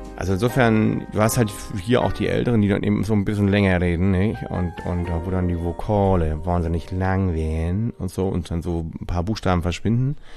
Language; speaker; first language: German; native; German